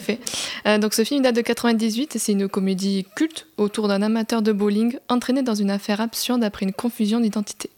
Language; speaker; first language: French; native; French